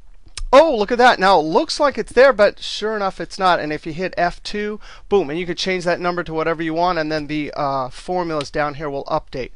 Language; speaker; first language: English; native; English